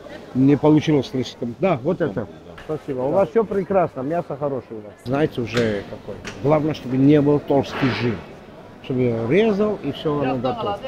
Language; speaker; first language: Russian; non-native, fluent; Armenian